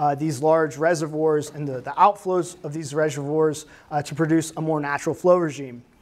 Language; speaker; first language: English; native; English